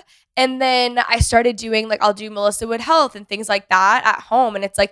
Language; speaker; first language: English; native; English